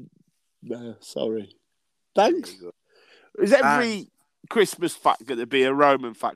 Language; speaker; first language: English; native; English